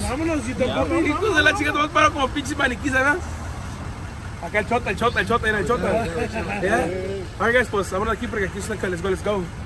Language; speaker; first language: Spanish; early bilingual, heritage; Spanish